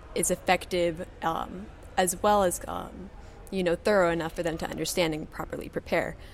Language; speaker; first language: English; native; English